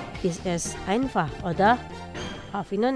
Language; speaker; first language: German; non-native, learner; Indonesian